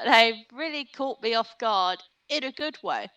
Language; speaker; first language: English; native; English